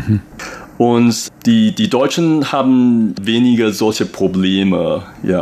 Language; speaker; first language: German; non-native, fluent; Chinese